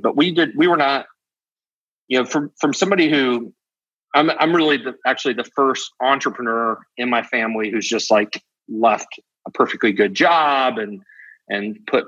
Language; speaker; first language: English; native; English